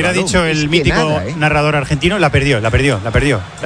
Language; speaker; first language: Spanish; native; Spanish